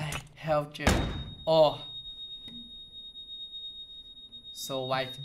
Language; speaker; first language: English; non-native, learner; Thai